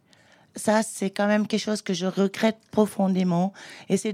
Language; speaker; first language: French; native; French